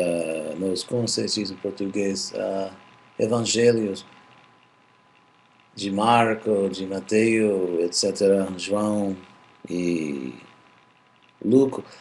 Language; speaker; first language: Portuguese; non-native, fluent; English